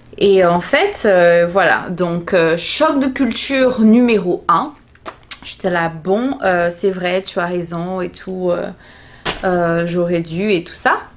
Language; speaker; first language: French; native; French